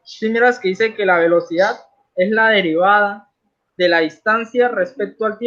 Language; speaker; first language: Spanish; native; Spanish